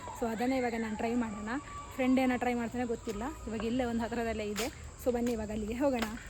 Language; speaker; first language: Kannada; non-native, local second language; Tulu